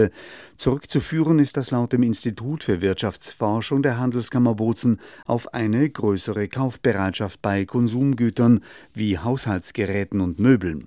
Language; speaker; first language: German; native; German